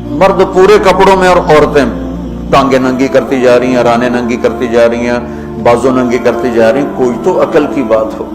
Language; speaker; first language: Urdu; non-native, local second language; Punjabi